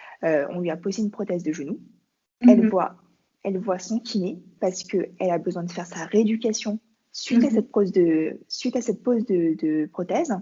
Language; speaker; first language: French; native; French